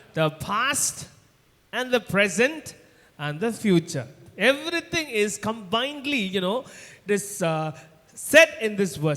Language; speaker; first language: English; non-native, local second language; Tamil